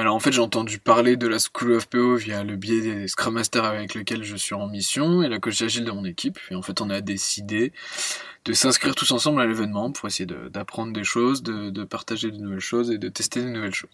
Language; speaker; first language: French; native; French